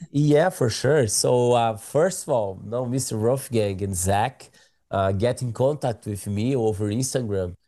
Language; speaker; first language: English; non-native, learner; Portuguese